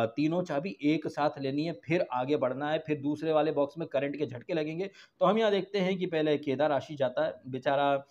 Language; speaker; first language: Hindi; native; Hindi